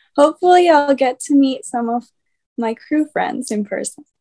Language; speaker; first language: English; early bilingual, other home language; Spanish